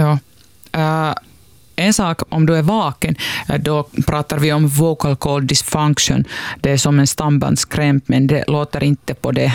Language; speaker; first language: Swedish; non-native, local second language; Finnish